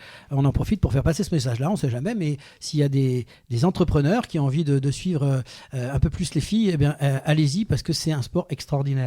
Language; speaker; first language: French; native; French